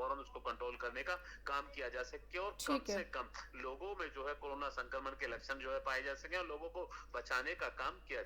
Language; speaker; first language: Hindi; native; Hindi